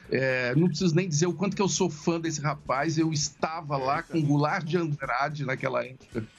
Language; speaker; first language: Portuguese; native; Portuguese